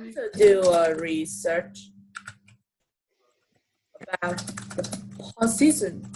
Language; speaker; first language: English; non-native, fluent; Vietnamese